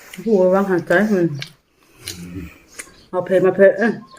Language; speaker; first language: Korean; non-native, learner; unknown